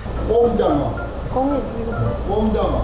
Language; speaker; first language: Korean; native; Korean